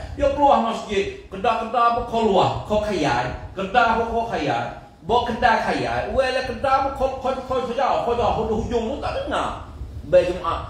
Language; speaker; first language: Malay; native; Malay